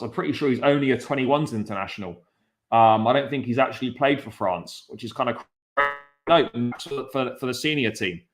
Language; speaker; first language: English; native; English